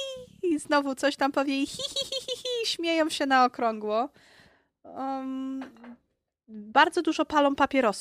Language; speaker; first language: Polish; early bilingual, heritage; Polish